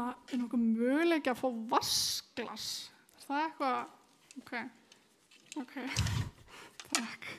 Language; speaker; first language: Icelandic; native; Icelandic